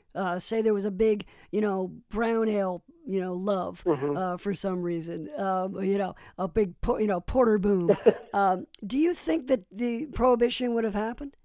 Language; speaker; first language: English; early bilingual, other home language; Polish